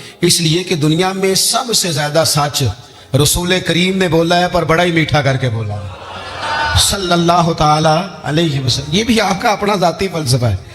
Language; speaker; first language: Urdu; non-native, local second language; Punjabi